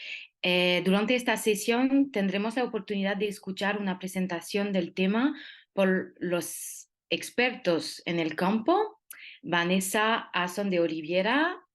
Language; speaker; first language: Spanish; non-native, fluent; French